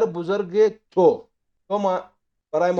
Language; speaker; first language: Persian; non-native, fluent; Arabic